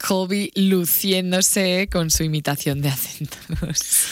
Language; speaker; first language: Spanish; native; Spanish